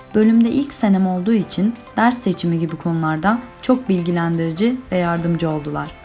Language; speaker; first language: Turkish; non-native, fluent; Arabic